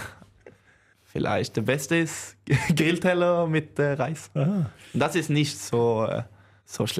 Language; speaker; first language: German; non-native, learner; Swedish